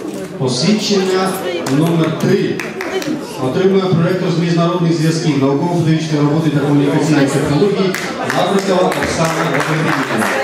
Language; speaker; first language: Ukrainian; native; Ukrainian